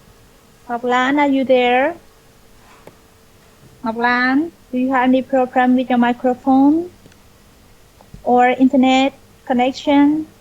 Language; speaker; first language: English; non-native, fluent; Vietnamese